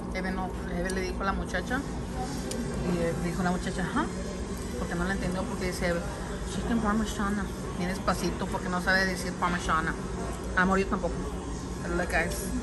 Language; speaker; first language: Spanish; early bilingual, heritage; Spanish